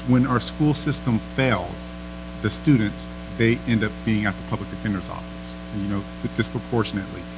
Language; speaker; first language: English; native; English